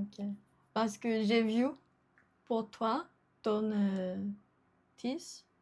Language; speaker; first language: French; non-native, learner; Japanese